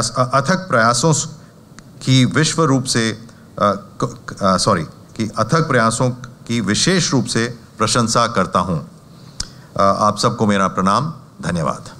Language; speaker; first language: Hindi; native; Hindi